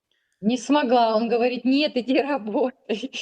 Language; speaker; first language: Russian; native; Russian